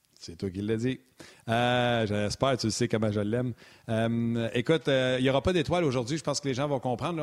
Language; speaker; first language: French; native; French